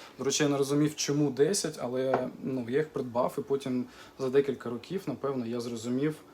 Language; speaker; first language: Ukrainian; non-native, local second language; Russian